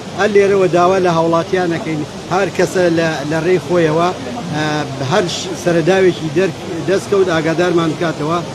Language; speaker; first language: Central Kurdish; native; Central Kurdish